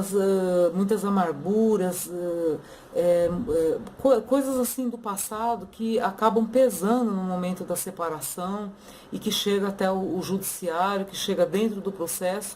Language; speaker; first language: Portuguese; native; Portuguese